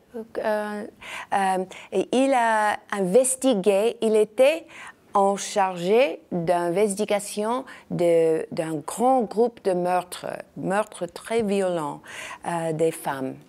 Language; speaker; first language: French; non-native, learner; English